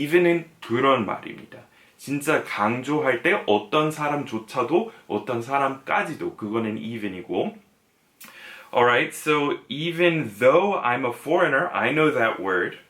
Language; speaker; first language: Korean; non-native, fluent; English